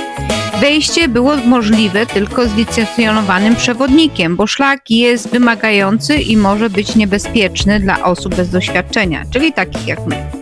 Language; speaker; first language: Polish; native; Polish